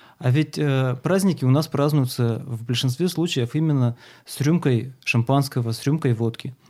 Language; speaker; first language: Russian; native; Russian